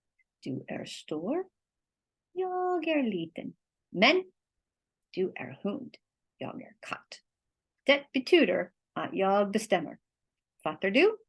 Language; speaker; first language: Swedish; non-native, learner; English